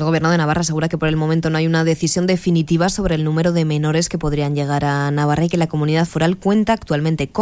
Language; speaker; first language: Spanish; native; Spanish